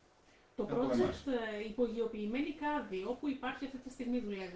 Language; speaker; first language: Greek; native; Greek